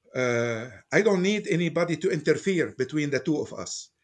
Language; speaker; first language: English; non-native, fluent; Arabic